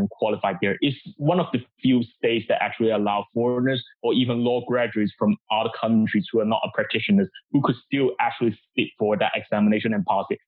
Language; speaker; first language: English; non-native, local second language; Cantonese